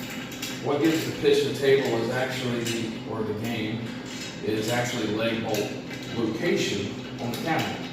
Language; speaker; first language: English; native; English